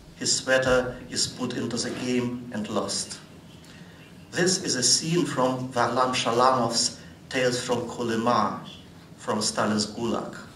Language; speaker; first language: English; non-native, fluent; Russian